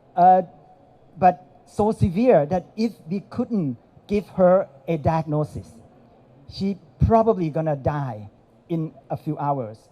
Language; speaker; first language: English; non-native, fluent; Thai